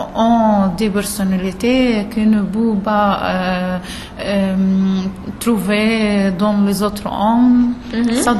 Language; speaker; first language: French; non-native, learner; Arabic